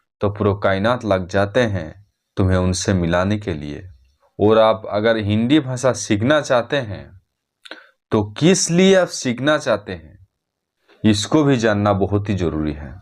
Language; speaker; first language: Hindi; non-native, fluent; Bangla